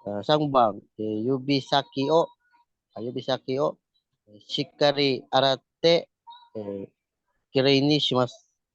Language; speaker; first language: Japanese; non-native, learner; Cebuano